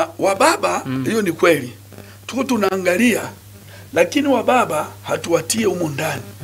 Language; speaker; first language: Swahili; non-native, local second language; Nande